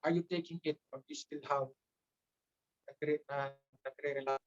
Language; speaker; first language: English; non-native, local second language; Filipino